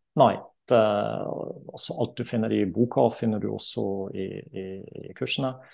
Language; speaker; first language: Norwegian; non-native, fluent; German